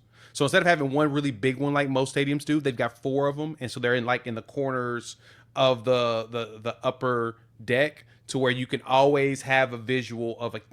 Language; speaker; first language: English; native; English